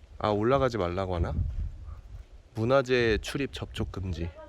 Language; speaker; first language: Korean; native; Korean